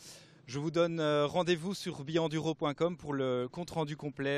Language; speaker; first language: French; native; French